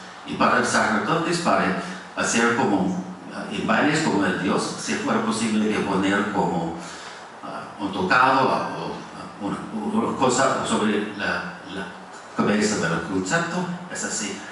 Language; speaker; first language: Spanish; non-native, fluent; English